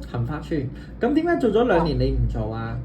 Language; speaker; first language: Cantonese; native; Cantonese